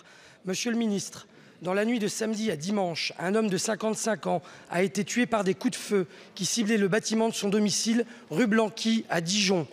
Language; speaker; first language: French; native; French